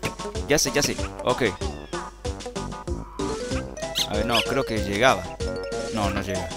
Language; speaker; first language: Spanish; native; Spanish